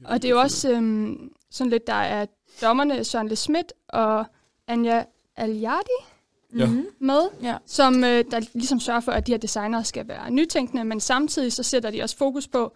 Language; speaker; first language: Danish; native; Danish